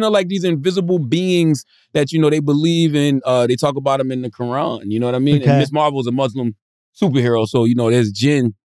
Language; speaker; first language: English; native; English